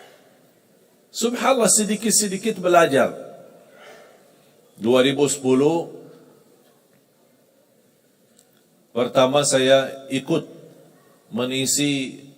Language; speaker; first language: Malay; non-native, fluent; Arabic